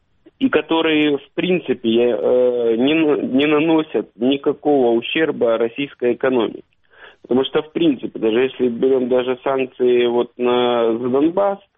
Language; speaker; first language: Russian; native; Russian